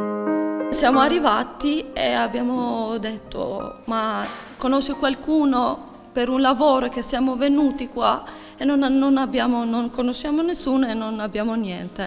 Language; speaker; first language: Italian; non-native, learner; Albanian